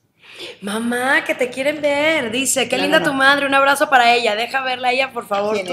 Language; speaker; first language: Spanish; native; Spanish